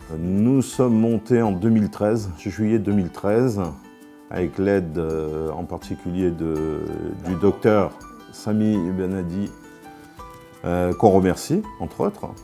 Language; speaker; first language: French; native; French